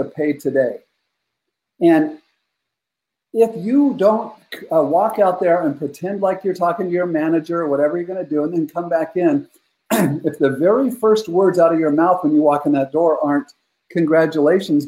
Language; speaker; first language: English; native; English